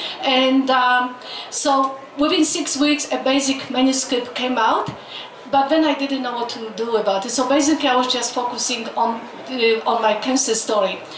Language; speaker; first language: English; non-native, fluent; Polish